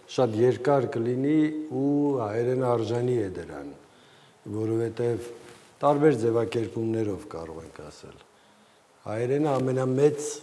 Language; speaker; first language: Armenian; native; Armenian